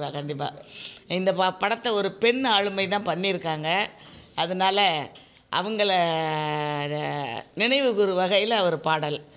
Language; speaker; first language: Tamil; native; Tamil